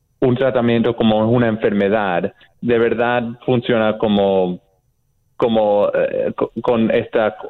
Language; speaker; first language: Spanish; non-native, fluent; English